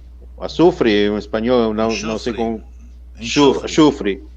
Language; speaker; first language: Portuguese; non-native, fluent; Spanish